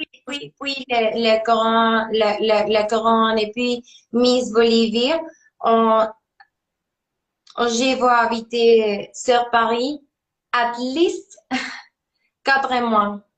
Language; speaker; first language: French; non-native, learner; Spanish